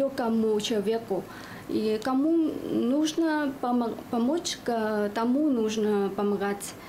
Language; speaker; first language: Russian; non-native, learner; Vietnamese